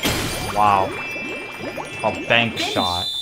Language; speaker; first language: English; native; English